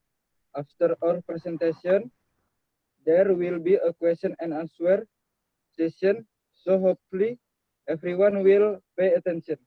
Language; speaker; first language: English; non-native, learner; Indonesian